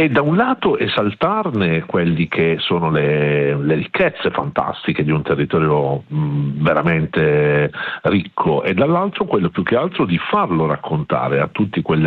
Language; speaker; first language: Italian; native; Italian